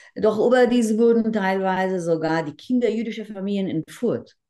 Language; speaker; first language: German; non-native, fluent; Hebrew